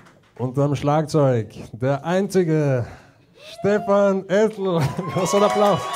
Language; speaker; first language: German; non-native, learner; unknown